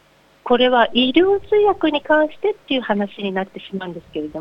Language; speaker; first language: Japanese; native; Japanese